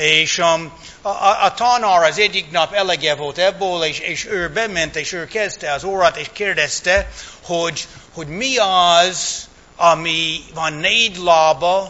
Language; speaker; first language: Hungarian; early bilingual, heritage; English